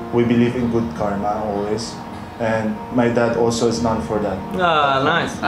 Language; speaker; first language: English; non-native, fluent; Arabic